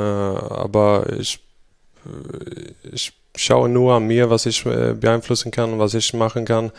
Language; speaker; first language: German; non-native, fluent; Swedish